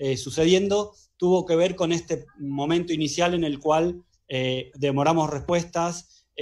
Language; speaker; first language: Spanish; native; Spanish